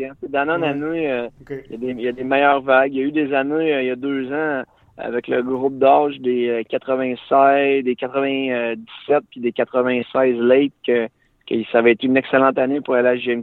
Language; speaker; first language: French; native; French